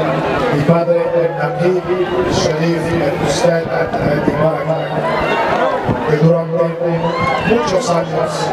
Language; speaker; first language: Spanish; non-native, fluent; Arabic